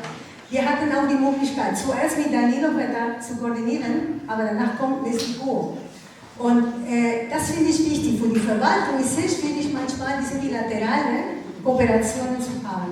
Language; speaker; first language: German; non-native, learner; Ukrainian